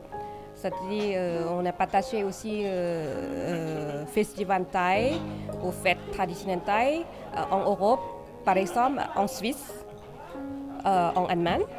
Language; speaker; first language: French; non-native, fluent; Thai